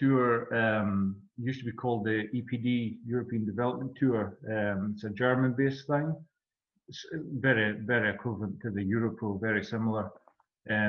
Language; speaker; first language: English; native; English